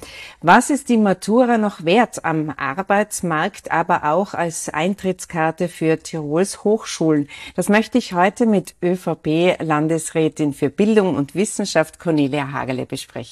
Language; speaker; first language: German; native; German